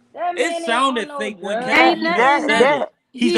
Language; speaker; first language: English; native; English